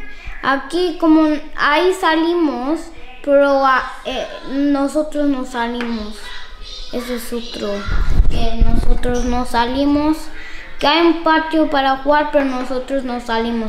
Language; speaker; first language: Spanish; early bilingual, heritage; Spanish